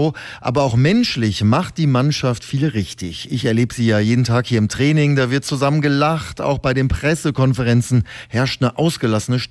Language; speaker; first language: German; native; German